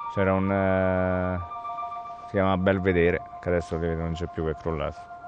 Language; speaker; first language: Italian; native; Italian